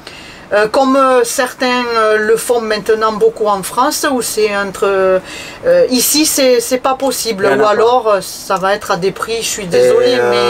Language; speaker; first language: French; native; French